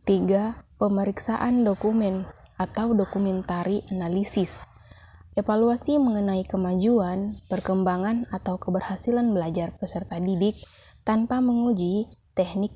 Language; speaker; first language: Indonesian; native; Indonesian